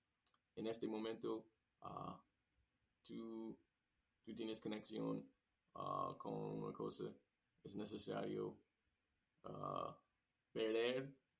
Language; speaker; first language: Spanish; non-native, learner; English